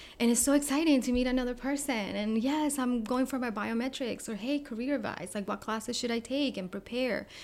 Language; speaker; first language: English; non-native, fluent; Spanish